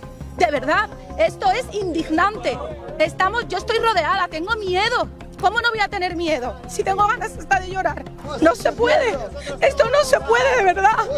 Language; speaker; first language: Spanish; native; Spanish